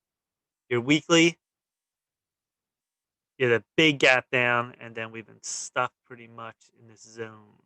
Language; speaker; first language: English; native; English